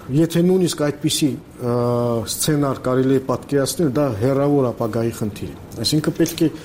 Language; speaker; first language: Armenian; native; Armenian